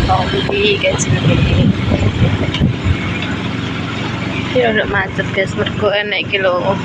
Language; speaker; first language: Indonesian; non-native, local second language; Javanese